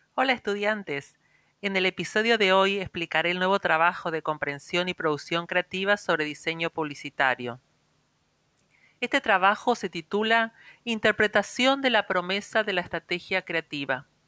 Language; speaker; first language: Spanish; native; Spanish